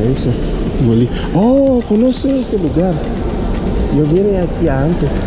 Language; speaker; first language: Spanish; non-native, learner; Haitian Creole